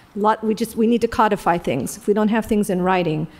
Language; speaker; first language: English; native; English